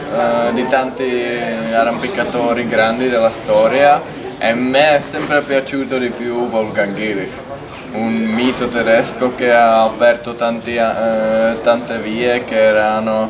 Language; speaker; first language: Italian; non-native, fluent; Czech